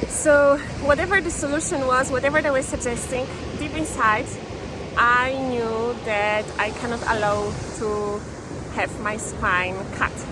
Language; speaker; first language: English; non-native, fluent; Polish